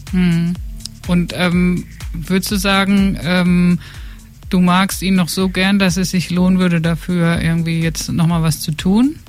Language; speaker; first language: German; native; German